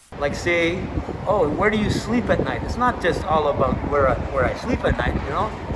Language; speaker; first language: English; native; English